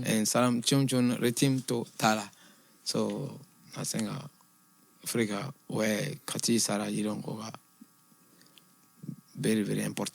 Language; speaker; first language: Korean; non-native, learner; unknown